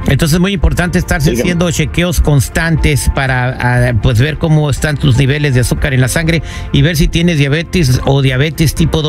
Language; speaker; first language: Spanish; native; Spanish